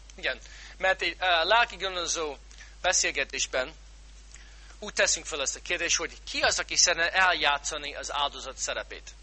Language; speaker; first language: Hungarian; non-native, fluent; English